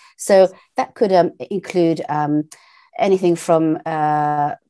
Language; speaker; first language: English; native; English